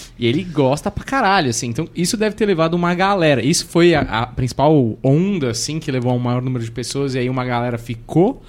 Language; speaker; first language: Portuguese; native; Portuguese